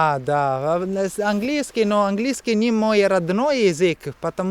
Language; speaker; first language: Russian; non-native, learner; Italian